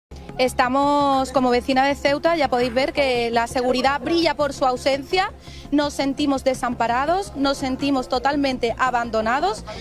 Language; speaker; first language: Spanish; native; Spanish